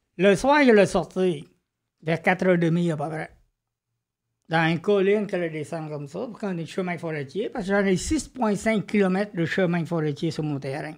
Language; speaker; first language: French; non-native, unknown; Vietnamese